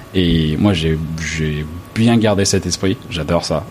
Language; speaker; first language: French; non-native, fluent; English